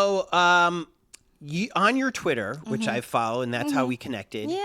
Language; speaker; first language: English; native; English